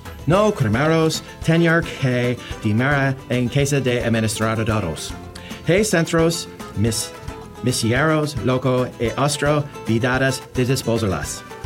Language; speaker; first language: Spanish; non-native, learner; English